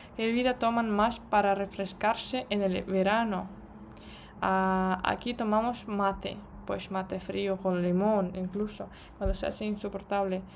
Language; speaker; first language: Spanish; non-native, fluent; Russian